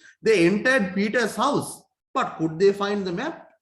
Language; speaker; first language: English; non-native, local second language; Sinhala